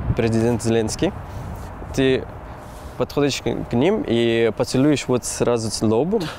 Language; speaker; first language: Russian; non-native, fluent; Persian